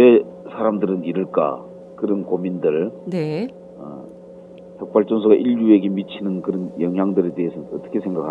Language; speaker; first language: Korean; native; Korean